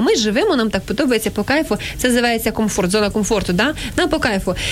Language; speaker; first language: Ukrainian; native; Ukrainian